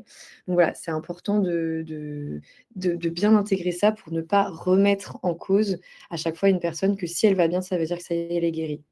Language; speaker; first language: French; native; French